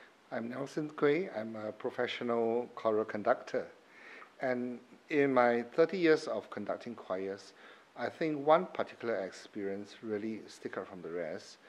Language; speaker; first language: English; non-native, local second language; Chinese